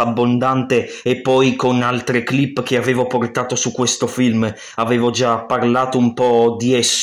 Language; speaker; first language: Italian; native; Italian